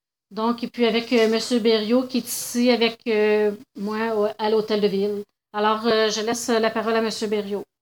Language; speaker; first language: French; native; French